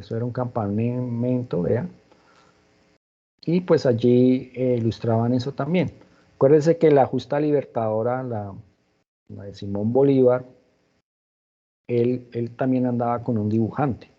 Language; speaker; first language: Spanish; native; Spanish